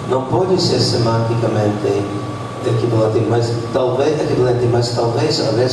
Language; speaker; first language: Portuguese; non-native, fluent; English